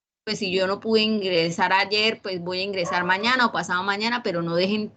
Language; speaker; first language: Spanish; native; Spanish